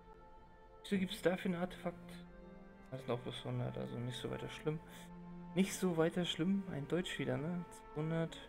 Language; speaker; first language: German; native; German